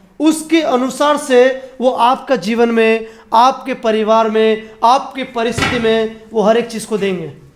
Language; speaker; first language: Hindi; non-native, local second language; Bangla